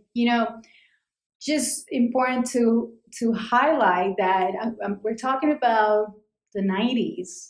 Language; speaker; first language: English; non-native, fluent; Spanish